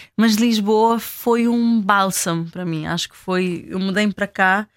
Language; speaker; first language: Portuguese; non-native, local second language; Kabuverdianu